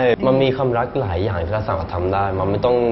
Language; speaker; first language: Thai; non-native, fluent; Swedish